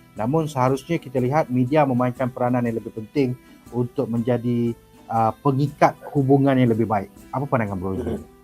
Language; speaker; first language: Malay; native; Malay